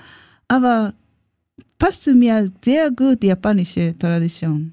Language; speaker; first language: German; non-native, learner; Japanese